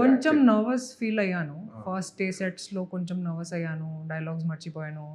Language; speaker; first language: Telugu; non-native, fluent; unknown